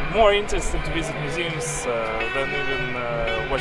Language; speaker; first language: English; non-native, learner; Russian